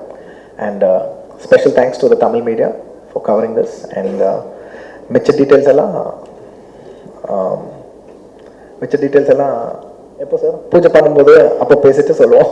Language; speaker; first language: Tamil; non-native, local second language; Telugu